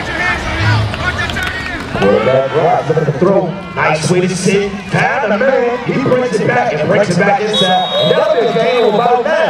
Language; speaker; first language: English; native; English